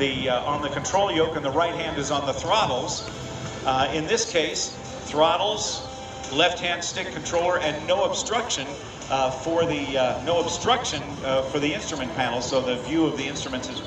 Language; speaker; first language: English; native; English